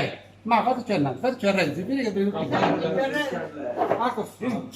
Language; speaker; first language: Italian; native; Italian